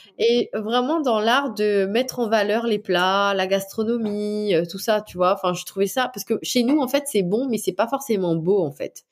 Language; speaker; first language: French; non-native, local second language; Morisyen